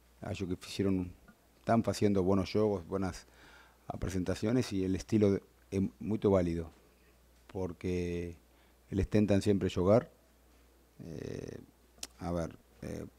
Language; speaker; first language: Portuguese; non-native, learner; Spanish